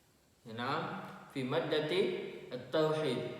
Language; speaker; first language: Arabic; non-native, fluent; Indonesian